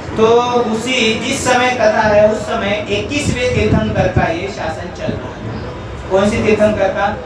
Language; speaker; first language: Hindi; non-native, local second language; Marathi